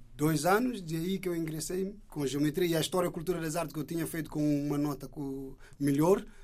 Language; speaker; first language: Portuguese; non-native, fluent; Indonesian